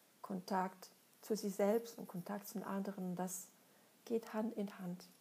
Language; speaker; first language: German; non-native, fluent; Russian